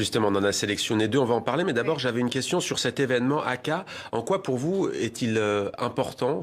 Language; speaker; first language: French; native; French